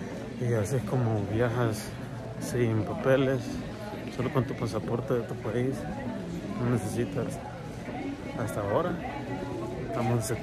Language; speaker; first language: Spanish; early bilingual, other home language; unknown